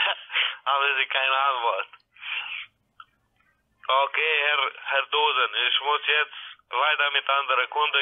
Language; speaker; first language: German; non-native, learner; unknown